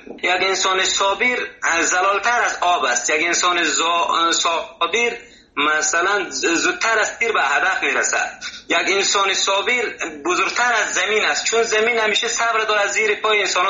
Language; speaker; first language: Persian; native; Persian